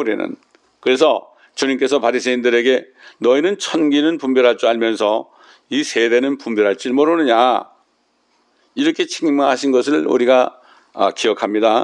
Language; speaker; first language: Korean; native; Korean